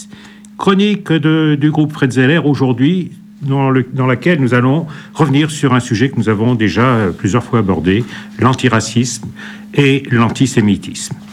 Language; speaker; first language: French; native; French